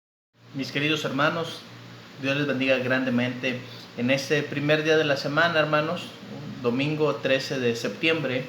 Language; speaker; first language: Spanish; native; Spanish